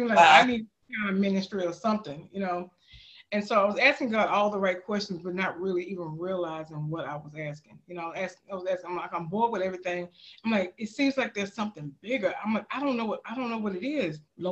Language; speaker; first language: English; native; English